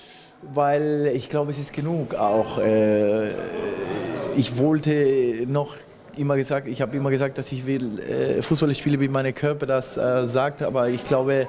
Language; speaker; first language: German; non-native, fluent; Spanish